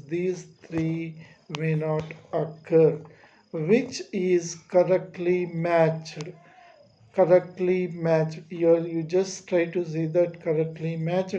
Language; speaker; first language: English; non-native, local second language; Telugu